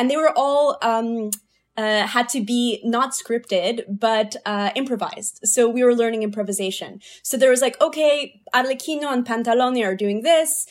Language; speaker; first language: English; early bilingual, other home language; Polish